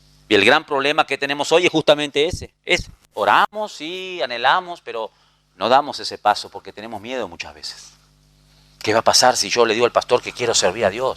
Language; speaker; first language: Spanish; native; Spanish